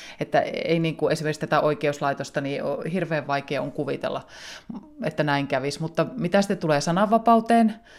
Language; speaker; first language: Finnish; native; Finnish